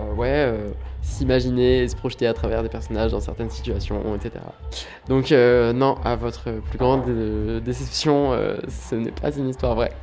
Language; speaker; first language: French; native; French